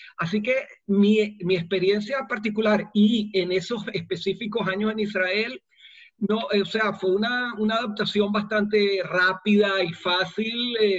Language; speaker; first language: Spanish; native; Spanish